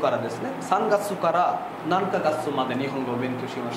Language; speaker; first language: Japanese; non-native, fluent; Bangla